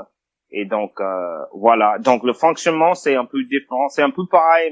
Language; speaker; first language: French; non-native, fluent; English